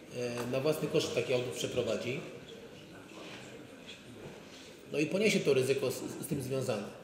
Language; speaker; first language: Polish; native; Polish